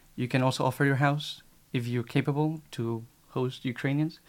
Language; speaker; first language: English; non-native, fluent; Spanish